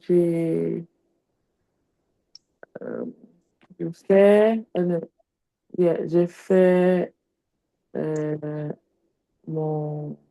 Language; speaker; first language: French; non-native, learner; English